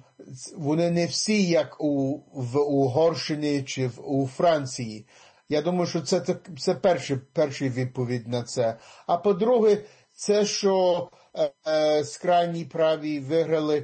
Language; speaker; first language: Ukrainian; early bilingual, heritage; English